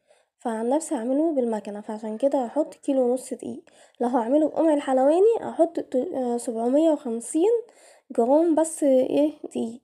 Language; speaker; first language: Arabic; native; Arabic